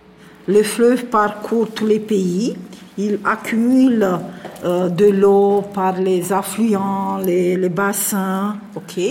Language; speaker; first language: French; non-native, fluent; Romanian